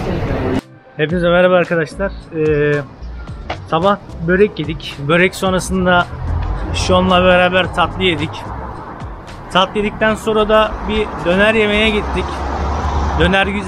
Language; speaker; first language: Turkish; native; Turkish